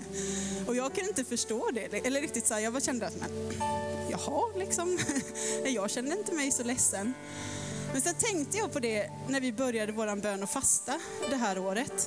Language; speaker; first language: Swedish; native; Swedish